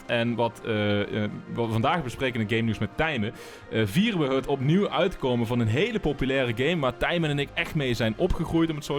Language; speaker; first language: Dutch; native; Dutch